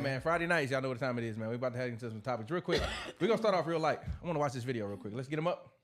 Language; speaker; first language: English; native; English